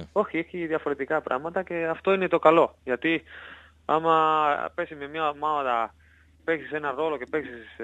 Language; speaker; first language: Greek; non-native, learner; Spanish